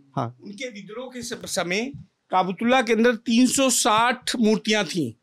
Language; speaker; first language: Hindi; native; Hindi